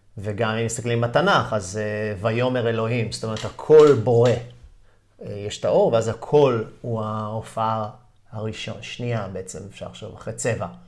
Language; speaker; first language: Hebrew; native; Hebrew